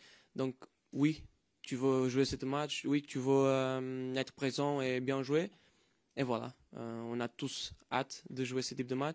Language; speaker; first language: French; non-native, fluent; Portuguese